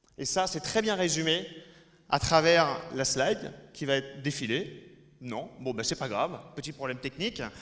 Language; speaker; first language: French; native; French